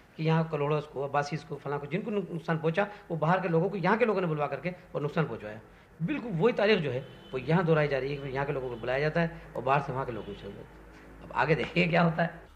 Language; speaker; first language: Urdu; non-native, local second language; Sindhi